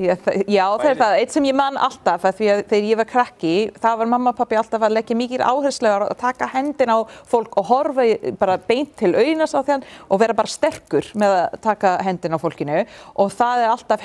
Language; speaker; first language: Icelandic; non-native, learner; English